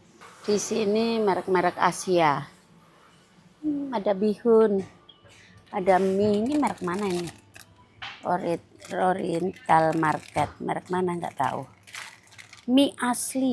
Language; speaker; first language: Indonesian; non-native, local second language; Javanese